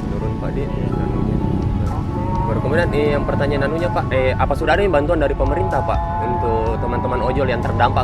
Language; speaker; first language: Indonesian; native; Indonesian